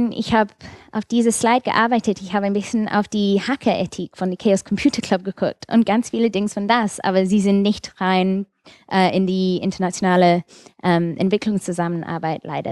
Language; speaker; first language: German; non-native, fluent; English